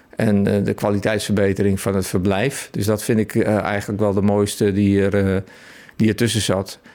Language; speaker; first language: Dutch; native; Dutch